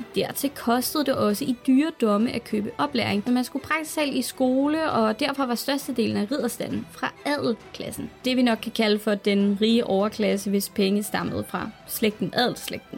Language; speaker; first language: Danish; native; Danish